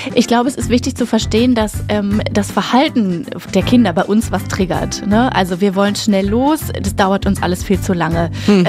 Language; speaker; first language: German; native; German